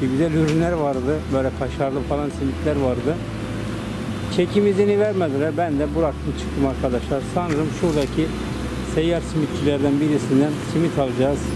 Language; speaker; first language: Turkish; native; Turkish